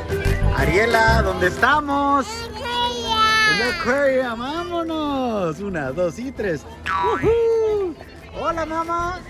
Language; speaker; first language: Spanish; early bilingual, other home language; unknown